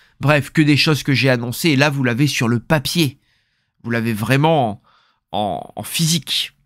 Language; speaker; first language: French; native; French